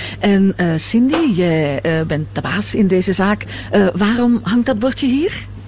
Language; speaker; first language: Dutch; native; Dutch